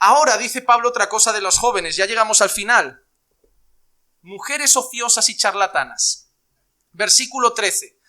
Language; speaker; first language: Spanish; native; Spanish